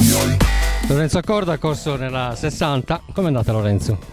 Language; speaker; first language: Italian; native; Italian